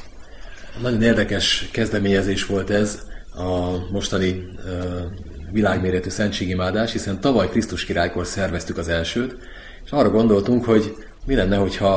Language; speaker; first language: Hungarian; native; Hungarian